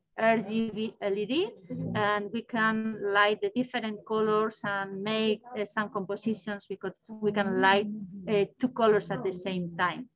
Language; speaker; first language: English; non-native, learner; Spanish